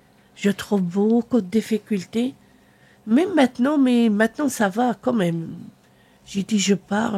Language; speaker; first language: French; non-native, learner; Arabic